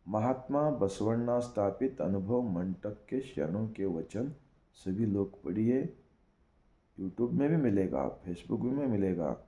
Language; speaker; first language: Hindi; non-native, local second language; Kannada